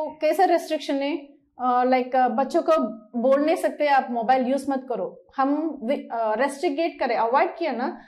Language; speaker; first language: Hindi; non-native, local second language; Malayalam